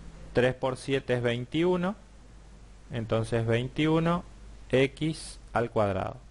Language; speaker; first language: Spanish; native; Spanish